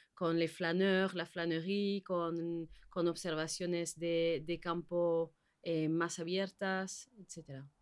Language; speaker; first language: Spanish; non-native, fluent; Basque